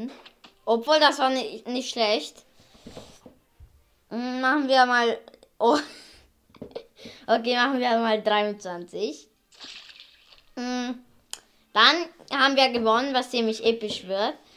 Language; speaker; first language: German; early bilingual, other home language; Hungarian